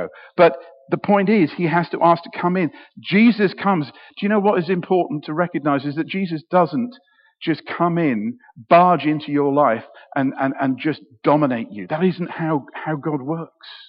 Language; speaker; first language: English; native; English